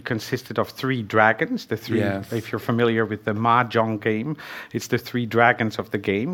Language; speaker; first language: English; non-native, fluent; Dutch